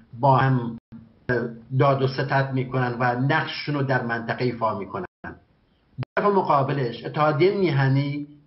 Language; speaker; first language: Persian; non-native, local second language; Kurdish